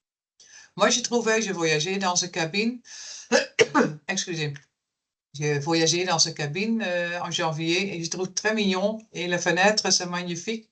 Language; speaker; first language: French; non-native, fluent; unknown